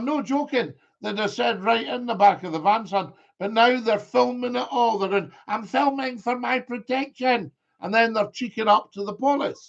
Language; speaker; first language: English; native; English